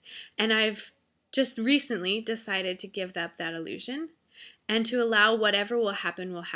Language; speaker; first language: English; native; English